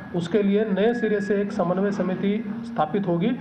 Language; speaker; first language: Hindi; non-native, local second language; Marathi